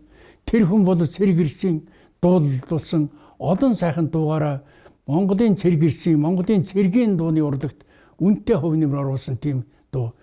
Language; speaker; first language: Mongolian; native; Mongolian